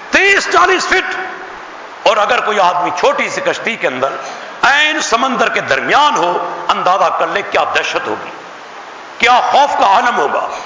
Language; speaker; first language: Urdu; non-native, local second language; Sindhi